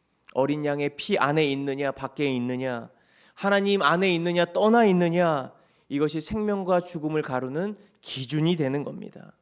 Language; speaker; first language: Korean; native; Korean